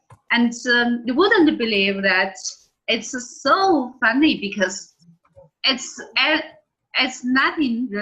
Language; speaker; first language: English; non-native, learner; Chinese